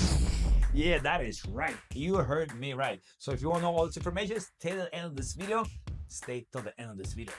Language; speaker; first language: English; non-native, fluent; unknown